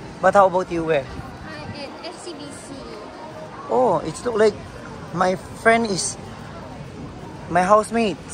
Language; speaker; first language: English; non-native, learner; Filipino